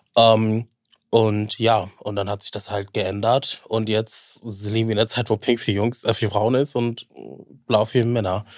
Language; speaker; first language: German; native; German